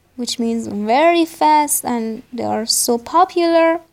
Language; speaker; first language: English; non-native, fluent; Persian